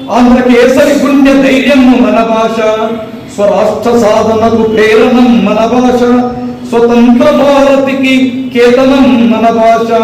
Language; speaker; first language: Telugu; native; Telugu